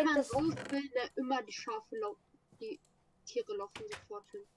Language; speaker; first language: German; native; German